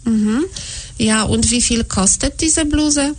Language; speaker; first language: German; non-native, fluent; Polish